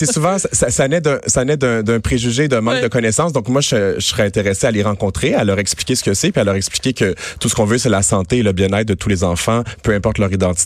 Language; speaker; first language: French; native; French